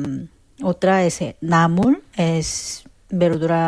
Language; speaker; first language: Spanish; non-native, fluent; Korean